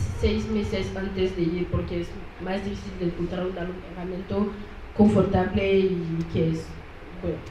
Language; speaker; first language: Spanish; non-native, learner; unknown